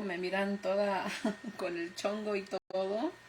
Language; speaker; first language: Spanish; early bilingual, heritage; Spanish